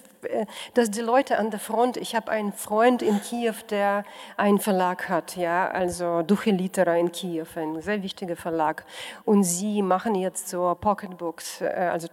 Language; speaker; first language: German; non-native, fluent; Russian